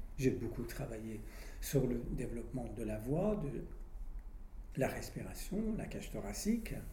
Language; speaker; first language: French; non-native, fluent; Persian